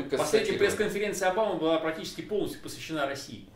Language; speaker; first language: Russian; native; Russian